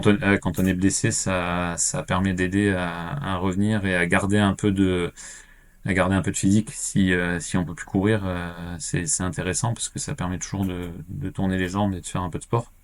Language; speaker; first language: French; native; French